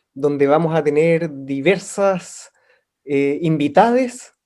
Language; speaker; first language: Spanish; native; Spanish